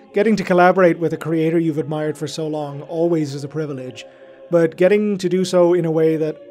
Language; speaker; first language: English; native; English